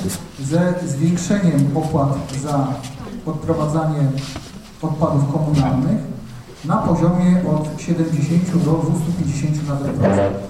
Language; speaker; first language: Polish; native; Polish